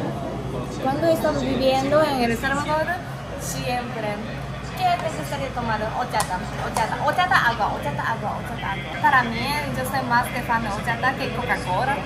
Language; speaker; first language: Spanish; non-native, learner; Japanese